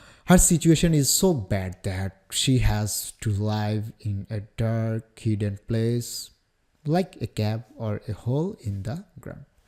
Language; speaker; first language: English; non-native, local second language; Bangla